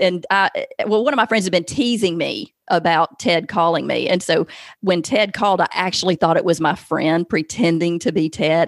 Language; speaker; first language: English; native; English